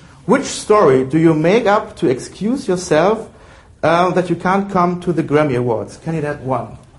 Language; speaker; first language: English; non-native, fluent; German